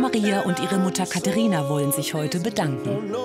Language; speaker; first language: German; native; German